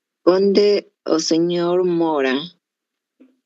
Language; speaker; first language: Portuguese; non-native, learner; Spanish